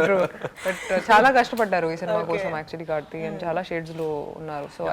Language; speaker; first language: Telugu; non-native, fluent; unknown